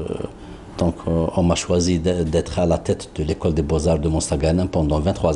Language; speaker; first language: French; non-native, local second language; Arabic